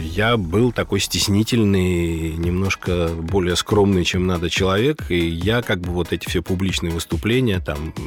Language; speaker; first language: Russian; native; Russian